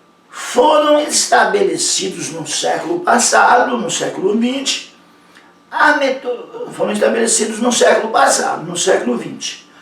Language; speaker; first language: Portuguese; native; Portuguese